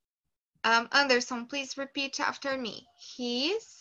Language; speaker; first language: English; non-native, fluent; Portuguese